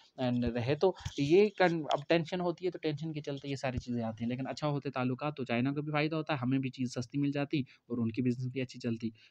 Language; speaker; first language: Hindi; non-native, local second language; Kashmiri